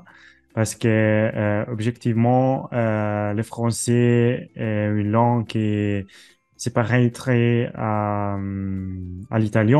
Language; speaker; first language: French; non-native, learner; Italian